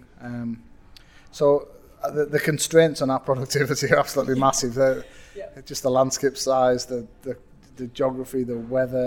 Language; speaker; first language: English; native; English